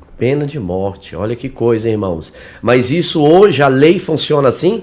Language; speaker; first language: Portuguese; native; Portuguese